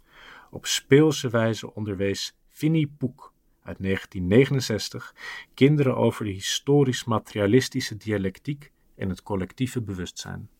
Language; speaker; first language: Dutch; native; Dutch